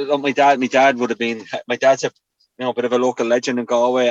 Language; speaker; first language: English; native; English